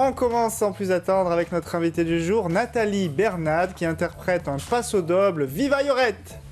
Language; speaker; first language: French; native; French